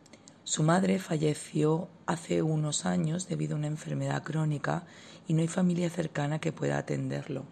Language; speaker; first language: Spanish; native; Spanish